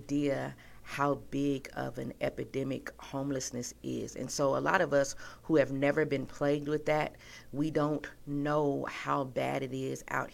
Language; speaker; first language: English; native; English